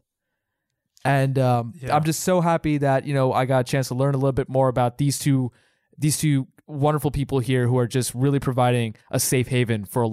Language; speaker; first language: English; native; English